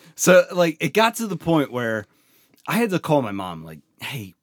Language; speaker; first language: English; native; English